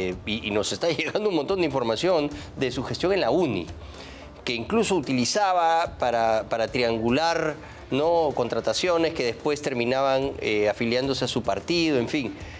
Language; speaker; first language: Spanish; native; Spanish